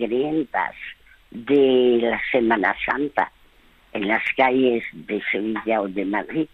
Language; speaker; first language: Spanish; early bilingual, other home language; French